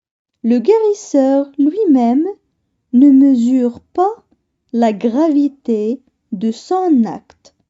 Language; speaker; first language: French; non-native, local second language; Arabic